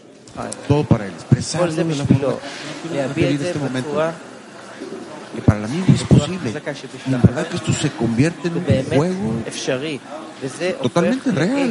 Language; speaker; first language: Spanish; native; Spanish